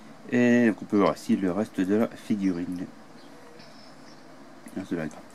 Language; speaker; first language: French; native; French